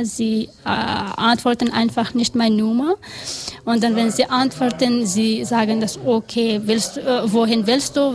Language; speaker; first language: German; non-native, learner; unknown